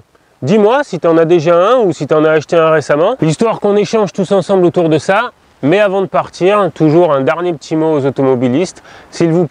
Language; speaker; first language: French; native; French